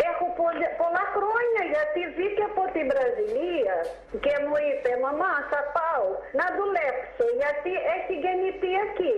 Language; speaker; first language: Greek; non-native, fluent; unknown